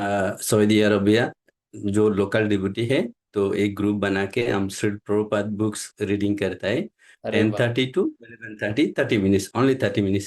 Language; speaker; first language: Hindi; non-native, local second language; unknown